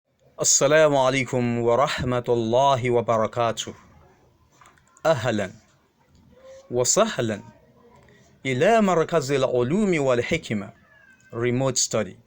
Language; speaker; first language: Arabic; non-native, fluent; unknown